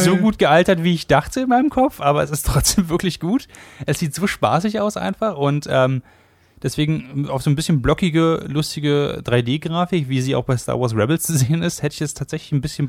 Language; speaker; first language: German; native; German